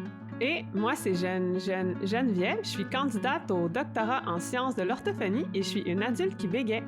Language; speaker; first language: French; native; French